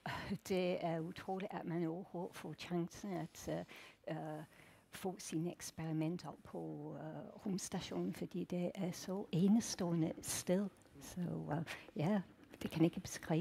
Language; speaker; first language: Danish; native; Danish